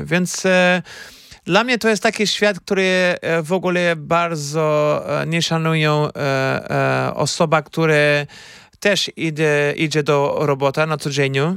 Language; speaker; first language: Polish; non-native, fluent; Portuguese